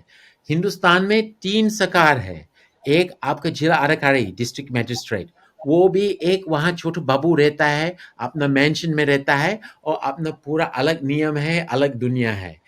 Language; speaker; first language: Hindi; non-native, fluent; English